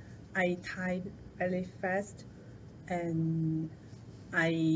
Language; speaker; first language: English; non-native, learner; Chinese